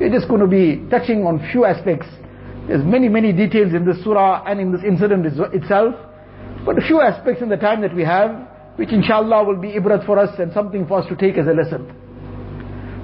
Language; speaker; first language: English; native; English